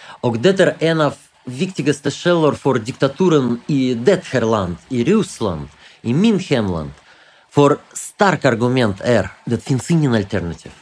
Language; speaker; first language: Swedish; non-native, fluent; Russian